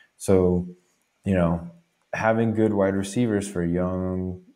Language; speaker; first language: English; native; English